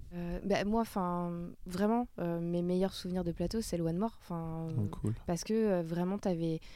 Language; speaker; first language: French; native; French